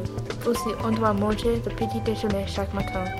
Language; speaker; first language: French; non-native, learner; English